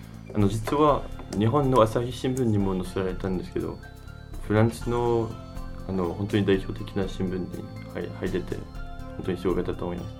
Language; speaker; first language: Japanese; non-native, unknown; French